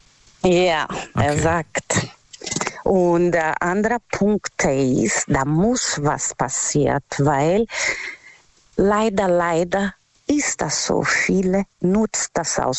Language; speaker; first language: German; non-native, learner; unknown